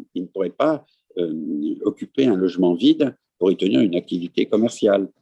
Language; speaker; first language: French; native; French